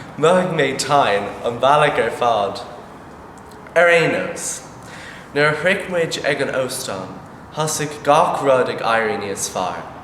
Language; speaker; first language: Irish; non-native, local second language; English